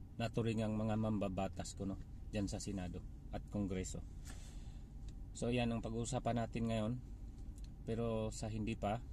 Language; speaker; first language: Filipino; non-native, local second language; Cebuano